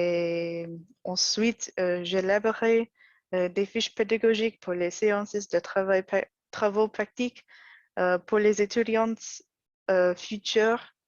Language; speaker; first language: French; non-native, learner; English